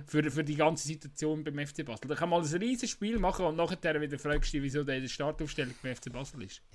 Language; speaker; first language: German; native; German